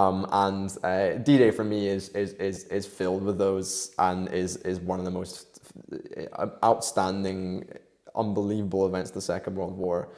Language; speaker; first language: English; native; English